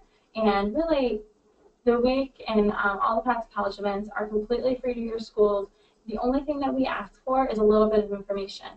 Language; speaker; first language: English; native; English